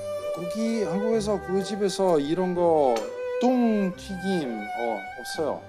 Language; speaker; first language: Korean; non-native, learner; Italian